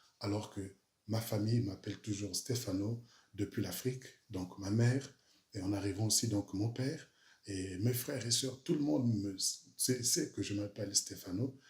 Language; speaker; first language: French; early bilingual, other home language; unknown